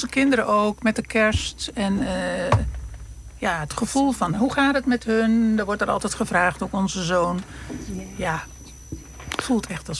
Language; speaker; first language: Dutch; native; Dutch